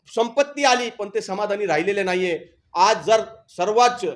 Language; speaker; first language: Marathi; native; Marathi